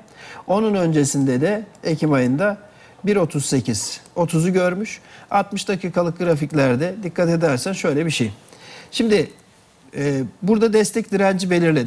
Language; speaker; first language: Turkish; native; Turkish